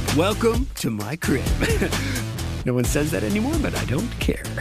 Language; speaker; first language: English; early bilingual, other home language; Spanish